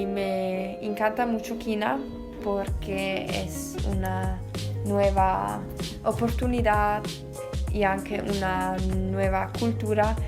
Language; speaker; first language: Spanish; non-native, fluent; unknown